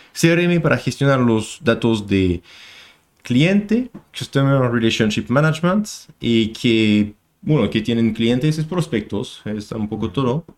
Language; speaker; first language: Spanish; non-native, fluent; French